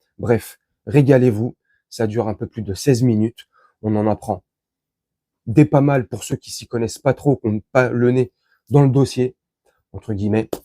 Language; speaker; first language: French; native; French